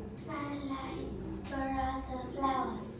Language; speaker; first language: English; non-native, learner; Vietnamese